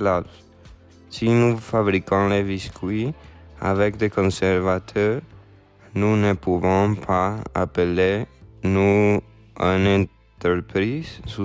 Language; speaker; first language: French; non-native, learner; Spanish